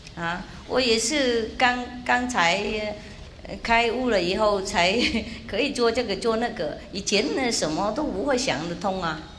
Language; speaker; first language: Chinese; non-native, fluent; Vietnamese